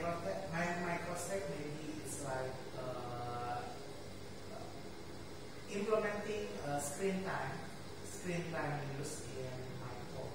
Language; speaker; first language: English; non-native, learner; Indonesian